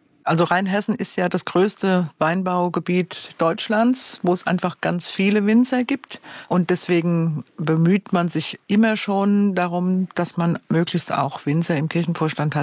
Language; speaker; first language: German; native; German